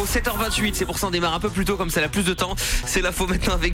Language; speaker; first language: French; native; French